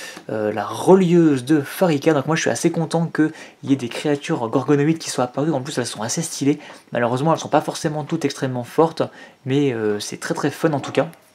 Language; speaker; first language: French; native; French